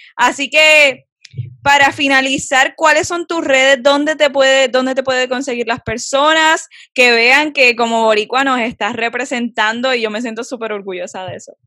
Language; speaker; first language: Spanish; native; Spanish